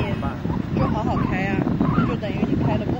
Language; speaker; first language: Chinese; native; Chinese